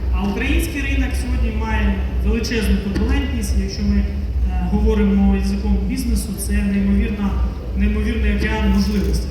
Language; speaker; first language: Ukrainian; non-native, local second language; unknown